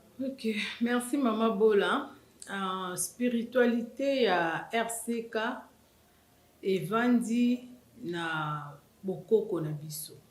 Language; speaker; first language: Lingala; non-native, local second language; Kongo